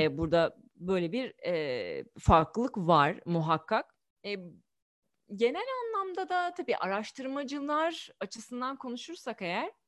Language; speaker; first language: Turkish; native; Turkish